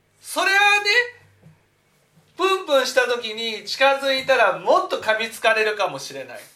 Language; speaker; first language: Japanese; native; Japanese